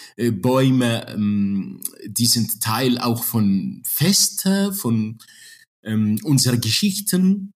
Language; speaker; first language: German; non-native, fluent; Arabic